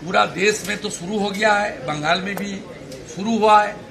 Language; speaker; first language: Hindi; non-native, local second language; Bangla